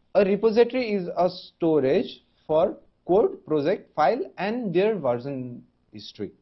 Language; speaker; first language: English; non-native, local second language; Nepali